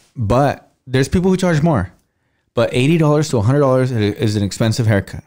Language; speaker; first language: English; early bilingual, other home language; Spanish